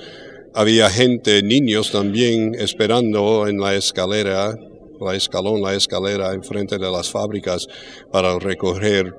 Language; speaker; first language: Spanish; early bilingual, heritage; English